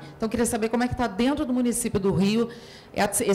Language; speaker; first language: Portuguese; native; Portuguese